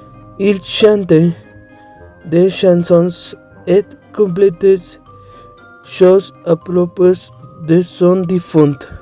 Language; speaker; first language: French; non-native, learner; Spanish